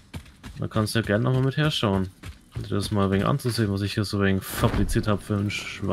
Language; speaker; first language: German; native; German